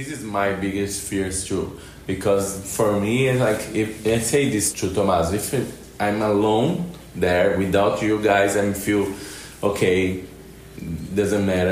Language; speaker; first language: English; non-native, fluent; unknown